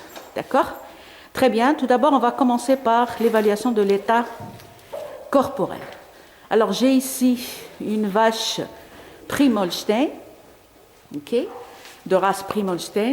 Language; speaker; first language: French; non-native, local second language; Arabic